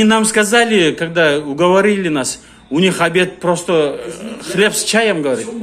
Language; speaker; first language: Russian; non-native, local second language; Kyrgyz